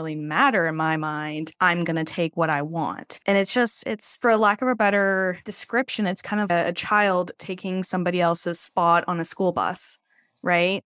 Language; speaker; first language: English; early bilingual, other home language; Norwegian